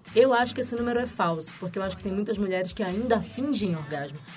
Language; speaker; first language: Portuguese; native; Portuguese